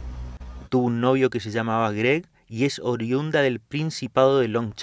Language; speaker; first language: Spanish; native; Spanish